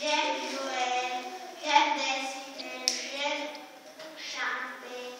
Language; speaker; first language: French; non-native, learner; Armenian